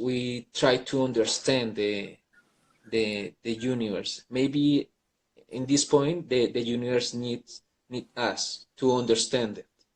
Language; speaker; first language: English; non-native, learner; Spanish